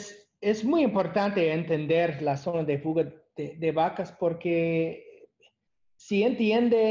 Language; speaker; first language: Spanish; non-native, learner; English